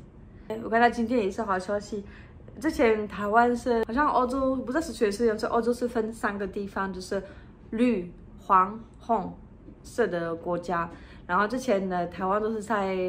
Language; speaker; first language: Chinese; non-native, fluent; French